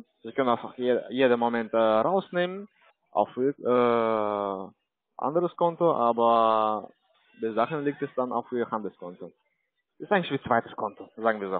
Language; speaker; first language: German; non-native, learner; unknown